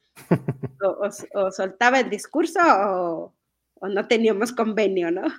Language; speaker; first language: Spanish; non-native, local second language; Mixtepec Mixtec